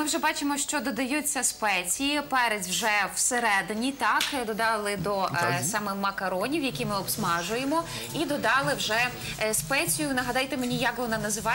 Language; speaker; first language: Ukrainian; native; Ukrainian